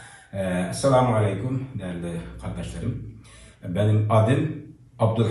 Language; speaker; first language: Turkish; non-native, learner; Uyghur